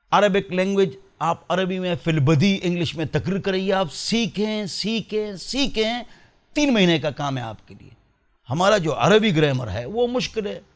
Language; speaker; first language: Urdu; non-native, local second language; Pashto